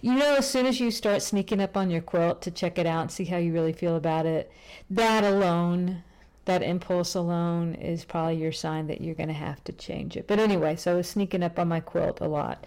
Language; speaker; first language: English; native; English